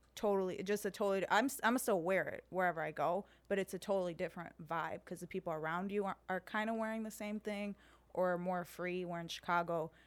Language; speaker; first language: English; early bilingual, heritage; Serbian